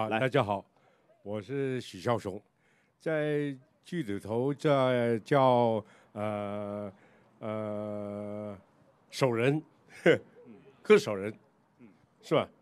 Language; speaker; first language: Chinese; non-native, local second language; Cantonese